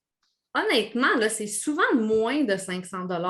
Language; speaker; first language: French; native; French